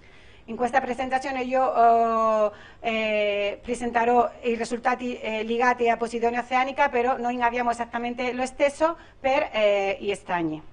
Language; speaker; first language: Italian; non-native, learner; Spanish